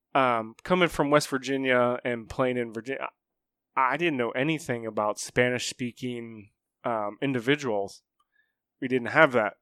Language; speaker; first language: English; native; English